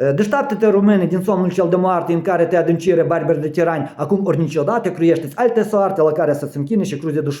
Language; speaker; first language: Romanian; non-native, learner; Ukrainian